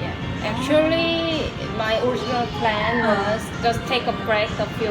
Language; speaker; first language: English; non-native, learner; Korean